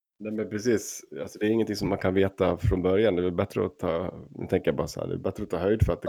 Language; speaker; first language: Swedish; native; Swedish